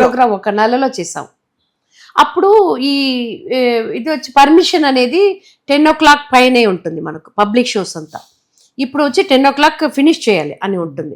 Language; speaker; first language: Telugu; non-native, local second language; Tamil